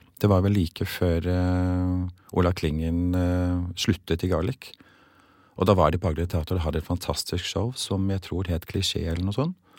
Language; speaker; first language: Norwegian; early bilingual, other home language; English